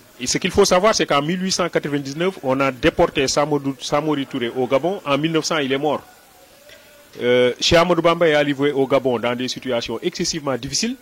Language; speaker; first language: French; non-native, local second language; Wolof